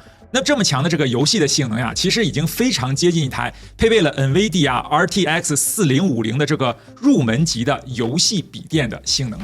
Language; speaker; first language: Chinese; native; Chinese